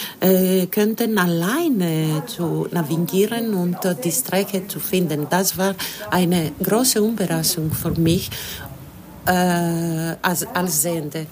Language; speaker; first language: German; non-native, learner; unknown